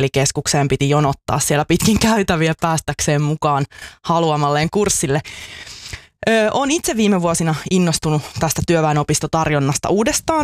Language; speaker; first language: Finnish; native; Finnish